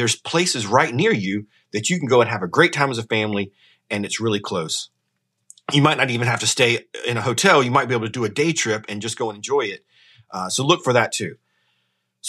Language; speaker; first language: English; native; English